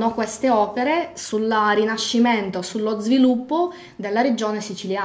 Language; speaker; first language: Italian; non-native, fluent; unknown